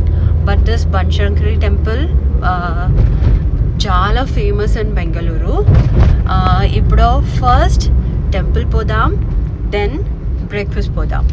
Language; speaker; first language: Telugu; non-native, learner; Kannada